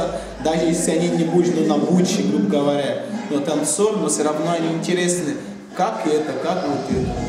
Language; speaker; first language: Russian; non-native, learner; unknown